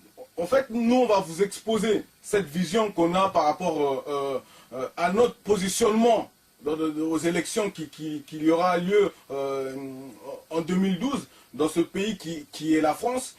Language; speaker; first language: French; non-native, local second language; Lingala